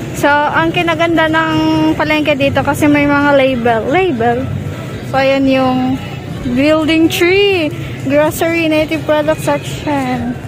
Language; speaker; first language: Filipino; non-native, local second language; Cebuano